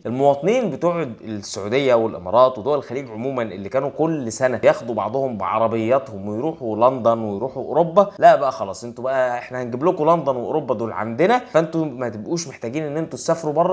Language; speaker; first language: Arabic; native; Arabic